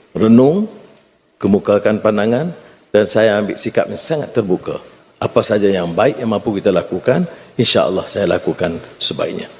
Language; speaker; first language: Malay; native; Malay